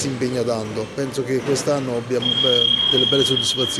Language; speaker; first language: Italian; native; Italian